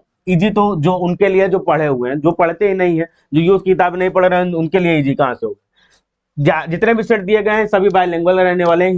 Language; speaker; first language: Hindi; native; Hindi